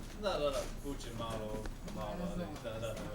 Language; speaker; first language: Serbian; non-native, learner; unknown